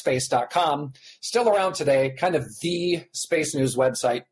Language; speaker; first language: English; native; English